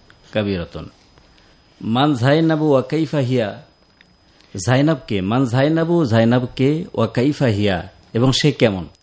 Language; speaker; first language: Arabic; non-native, fluent; Bangla